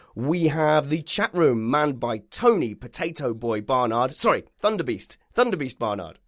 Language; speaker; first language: English; native; English